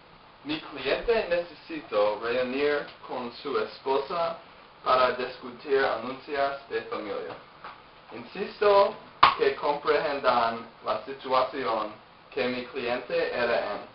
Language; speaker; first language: Spanish; non-native, learner; English